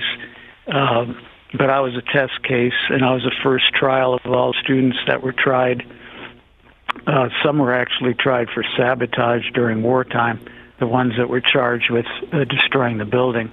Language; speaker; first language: English; native; English